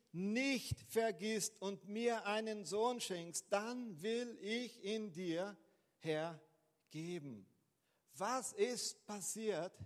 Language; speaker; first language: German; non-native, fluent; Portuguese